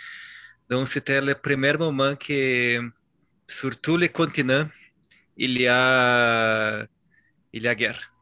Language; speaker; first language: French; non-native, learner; Portuguese